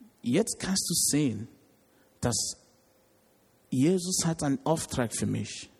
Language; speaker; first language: German; non-native, learner; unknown